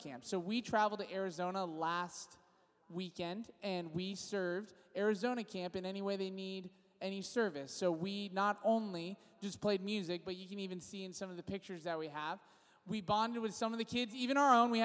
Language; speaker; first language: English; native; English